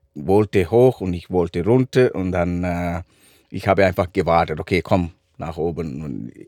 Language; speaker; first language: German; non-native, fluent; Sinhala